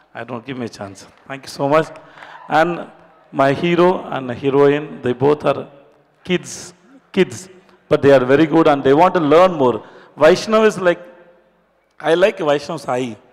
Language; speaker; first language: English; non-native, local second language; Tamil